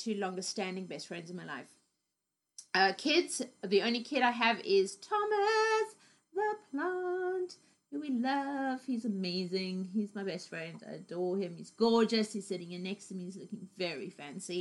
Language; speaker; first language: English; native; English